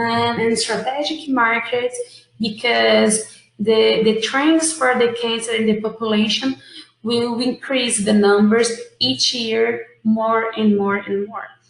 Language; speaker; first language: English; non-native, fluent; Portuguese